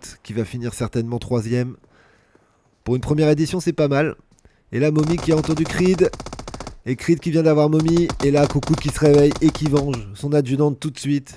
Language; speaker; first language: French; native; French